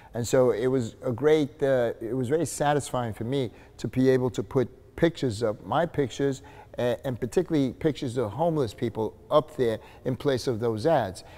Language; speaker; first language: English; native; English